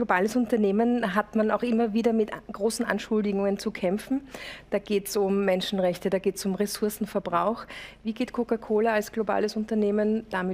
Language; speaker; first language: German; native; German